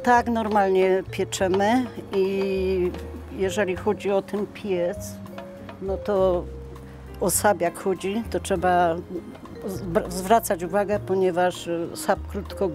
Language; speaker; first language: Polish; native; Polish